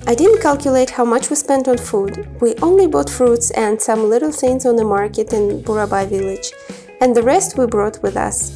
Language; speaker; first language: English; non-native, fluent; Kazakh